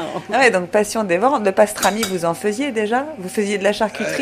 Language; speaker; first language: French; native; French